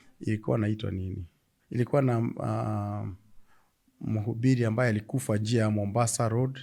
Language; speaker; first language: Swahili; non-native, local second language; Kikuyu